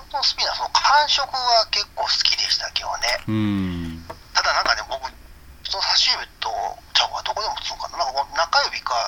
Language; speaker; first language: Japanese; native; Japanese